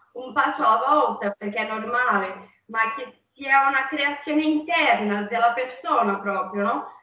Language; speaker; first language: Italian; non-native, fluent; Portuguese